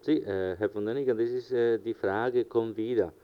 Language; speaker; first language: German; non-native, fluent; Spanish